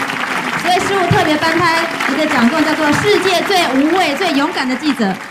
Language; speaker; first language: Chinese; native; Chinese